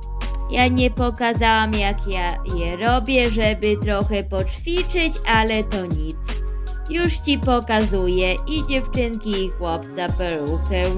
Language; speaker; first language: Polish; early bilingual, heritage; Polish